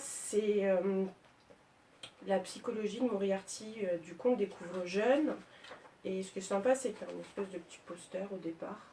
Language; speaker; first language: French; native; French